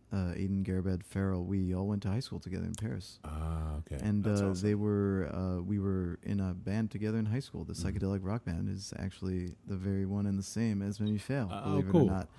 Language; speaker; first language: English; early bilingual, other home language; French